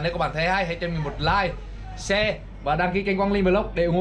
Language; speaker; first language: Vietnamese; native; Vietnamese